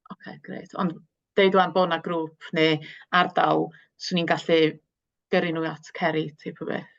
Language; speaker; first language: Welsh; native; Welsh